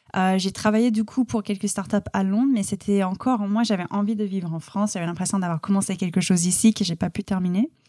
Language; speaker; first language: French; non-native, fluent; English